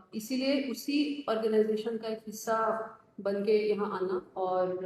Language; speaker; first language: Hindi; non-native, local second language; Marathi